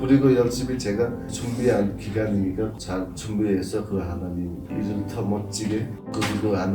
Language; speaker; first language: Korean; non-native, fluent; Nepali